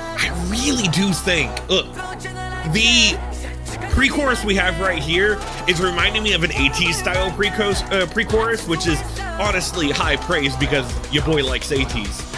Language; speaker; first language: English; native; English